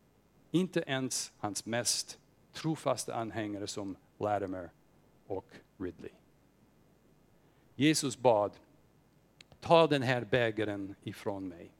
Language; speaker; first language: Swedish; non-native, fluent; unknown